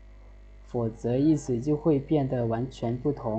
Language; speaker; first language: Chinese; non-native, fluent; Lao